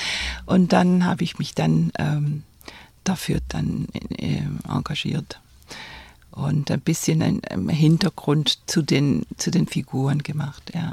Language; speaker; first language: German; non-native, fluent; Spanish